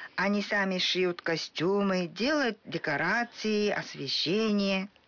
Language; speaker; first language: Russian; non-native, fluent; Japanese